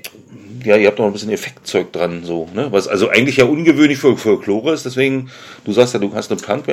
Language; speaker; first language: German; native; German